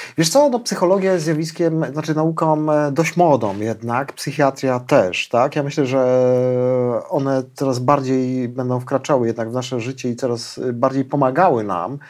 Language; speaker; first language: Polish; native; Polish